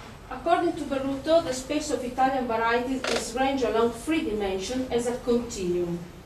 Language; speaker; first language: English; non-native, fluent; Italian